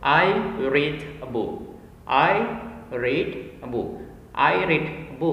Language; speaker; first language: English; non-native, fluent; Indonesian